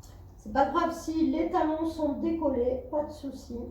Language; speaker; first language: French; native; French